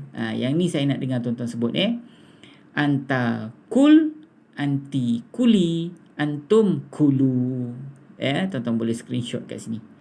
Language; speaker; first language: Malay; native; Malay